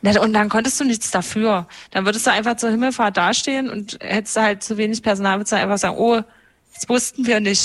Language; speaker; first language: German; native; German